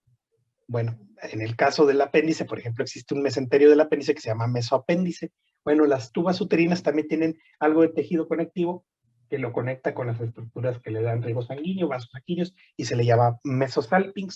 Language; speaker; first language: Spanish; native; Spanish